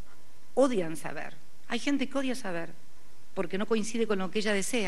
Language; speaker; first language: Spanish; native; Spanish